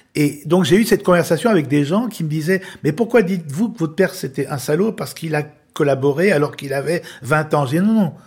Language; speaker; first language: French; native; French